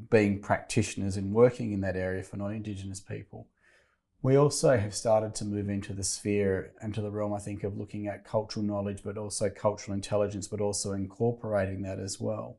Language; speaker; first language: English; native; English